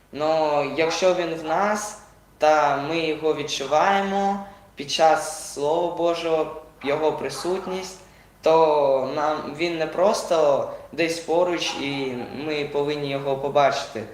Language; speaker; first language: Ukrainian; non-native, local second language; Russian